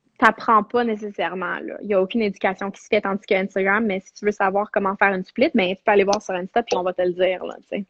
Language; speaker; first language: French; native; French